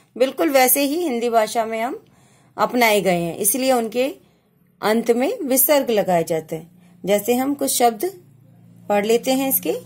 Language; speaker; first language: Hindi; native; Hindi